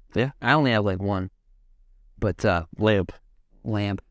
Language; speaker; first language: English; native; English